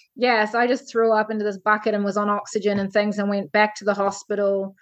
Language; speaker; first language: English; native; English